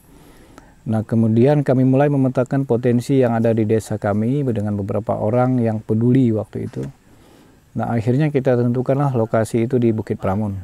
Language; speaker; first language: Indonesian; non-native, local second language; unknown